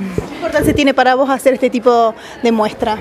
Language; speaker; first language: Spanish; native; Spanish